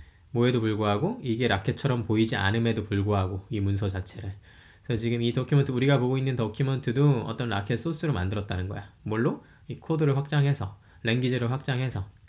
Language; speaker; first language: Korean; native; Korean